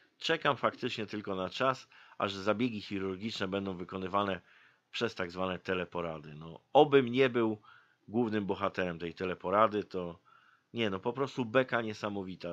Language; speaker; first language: Polish; native; Polish